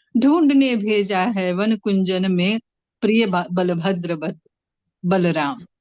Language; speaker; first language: Hindi; non-native, local second language; Tamil